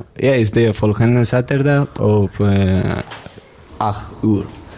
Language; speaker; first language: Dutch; non-native, learner; Spanish